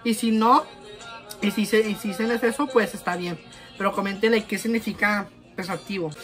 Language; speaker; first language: Spanish; early bilingual, heritage; Spanish